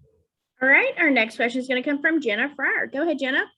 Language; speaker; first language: English; native; English